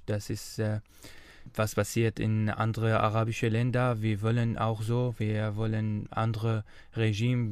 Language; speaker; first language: German; non-native, learner; Arabic